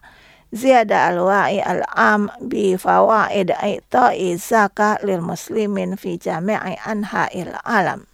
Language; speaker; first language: Arabic; non-native, fluent; Indonesian